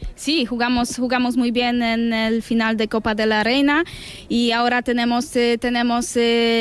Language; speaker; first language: Spanish; non-native, learner; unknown